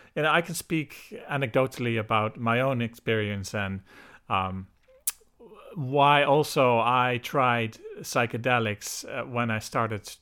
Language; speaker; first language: English; non-native, fluent; Dutch